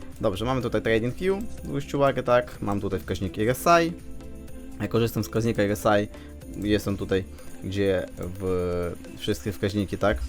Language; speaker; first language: Polish; non-native, fluent; Ukrainian